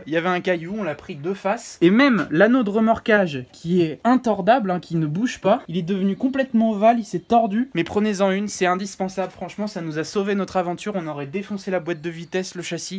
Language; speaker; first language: French; native; French